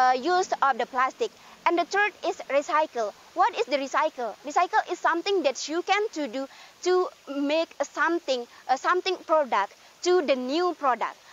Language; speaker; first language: English; non-native, learner; Indonesian